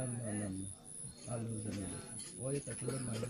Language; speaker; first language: Arabic; non-native, fluent; Rohingya